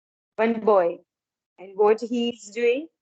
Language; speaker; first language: English; non-native, learner; Gujarati